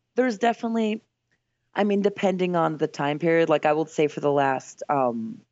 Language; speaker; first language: English; early bilingual, other home language; Greek